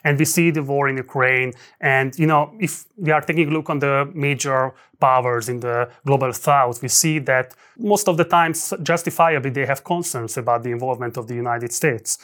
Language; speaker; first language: English; non-native, fluent; Hungarian